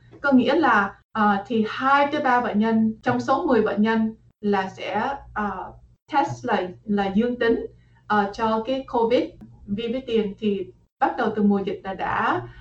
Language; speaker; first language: Vietnamese; early bilingual, heritage; Vietnamese